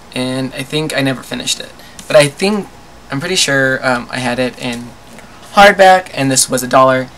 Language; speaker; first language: English; native; English